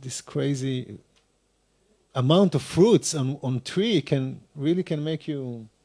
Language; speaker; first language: English; non-native, fluent; Hebrew